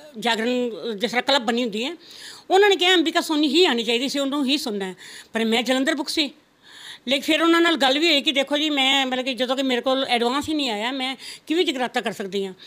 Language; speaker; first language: Punjabi; non-native, local second language; Rajasthani